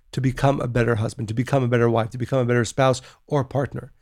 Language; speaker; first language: English; early bilingual, other home language; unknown